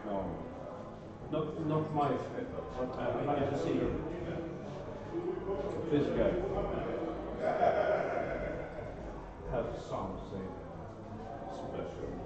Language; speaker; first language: English; non-native, learner; Norwegian